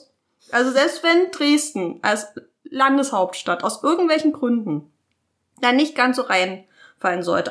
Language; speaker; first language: German; native; German